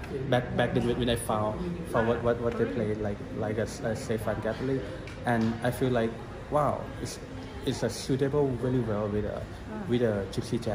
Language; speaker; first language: English; non-native, learner; Thai